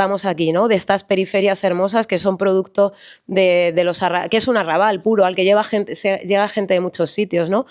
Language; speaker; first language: Spanish; native; Spanish